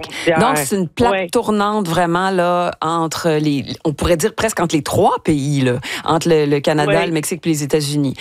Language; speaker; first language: French; native; French